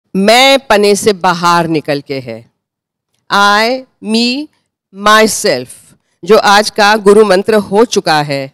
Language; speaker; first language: Hindi; non-native, local second language; Gujarati